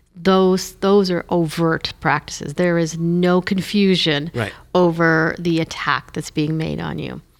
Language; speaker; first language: English; non-native, fluent; Hindi